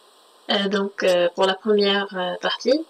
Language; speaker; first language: French; non-native, local second language; Arabic